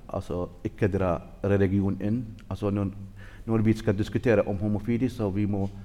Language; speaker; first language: Norwegian; non-native, learner; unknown